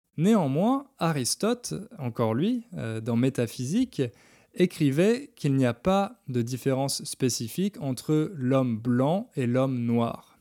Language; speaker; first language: French; native; French